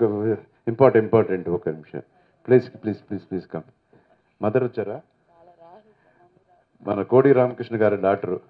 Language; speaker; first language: Telugu; non-native, learner; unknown